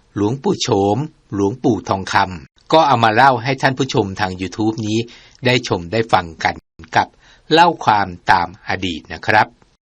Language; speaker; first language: Thai; native; Thai